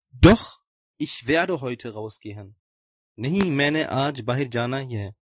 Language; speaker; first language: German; non-native, fluent; Urdu